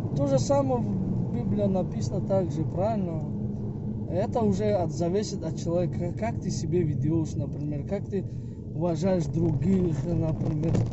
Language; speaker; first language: Russian; non-native, local second language; Tajik